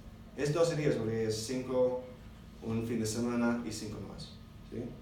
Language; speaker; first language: Spanish; non-native, learner; English